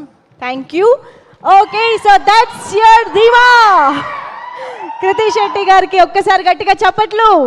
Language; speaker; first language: Telugu; native; Telugu